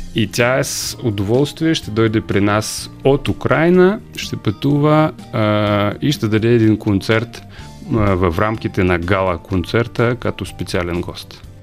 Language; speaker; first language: Bulgarian; early bilingual, heritage; Bulgarian